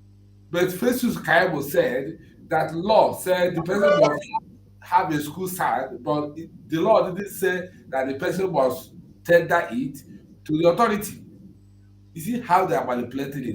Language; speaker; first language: English; non-native, local second language; Igbo